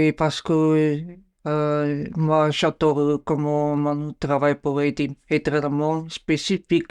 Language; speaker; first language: French; non-native, learner; Bulgarian